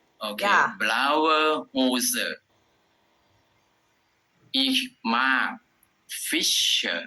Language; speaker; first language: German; non-native, learner; Thai